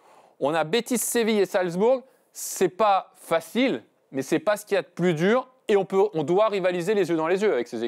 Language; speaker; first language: French; native; French